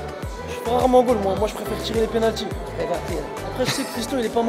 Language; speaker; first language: French; native; French